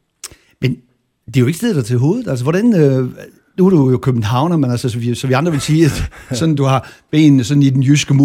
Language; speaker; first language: Danish; native; Danish